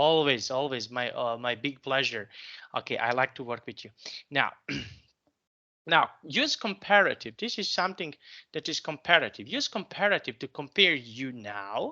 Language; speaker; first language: English; non-native, fluent; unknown